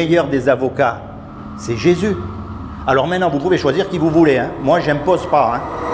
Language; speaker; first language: French; native; French